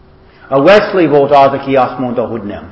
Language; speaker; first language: Hungarian; non-native, learner; English